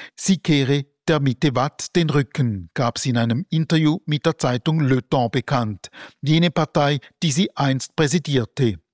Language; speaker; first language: German; native; German